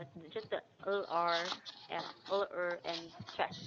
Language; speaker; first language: English; non-native, fluent; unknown